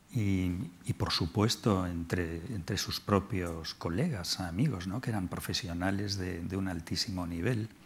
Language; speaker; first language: Spanish; native; Spanish